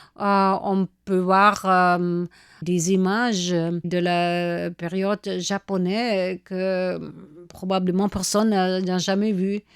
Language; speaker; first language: French; non-native, fluent; German